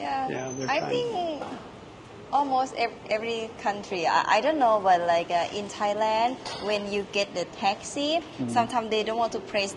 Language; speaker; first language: English; non-native, learner; Thai